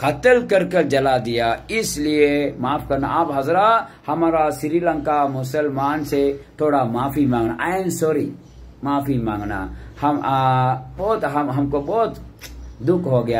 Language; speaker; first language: Hindi; non-native, learner; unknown